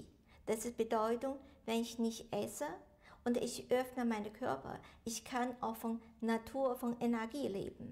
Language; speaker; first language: German; non-native, learner; Chinese